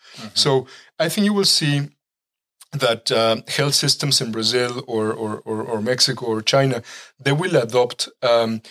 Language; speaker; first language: English; non-native, fluent; Spanish